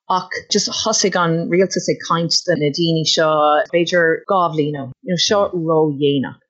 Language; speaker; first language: Irish; non-native, local second language; English